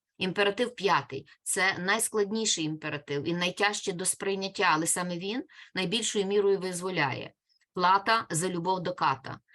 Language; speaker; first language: Ukrainian; native; Ukrainian